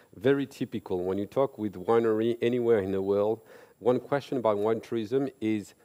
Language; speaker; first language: English; non-native, fluent; French